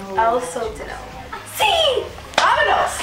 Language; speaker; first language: Spanish; non-native, learner; English